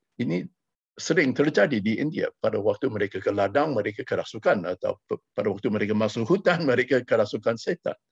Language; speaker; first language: Malay; non-native, fluent; English